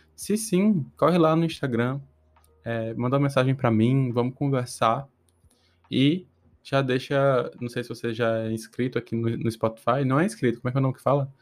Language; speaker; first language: Portuguese; native; Portuguese